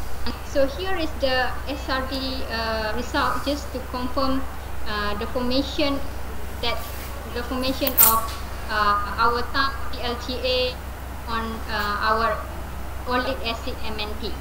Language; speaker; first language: English; non-native, local second language; Malay